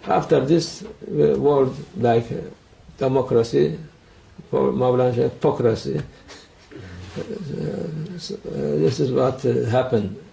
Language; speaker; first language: English; non-native, learner; Turkish